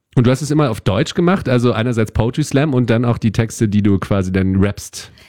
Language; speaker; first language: German; native; German